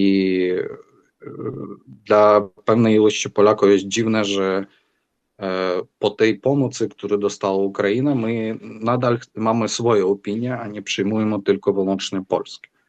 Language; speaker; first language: Polish; non-native, fluent; Ukrainian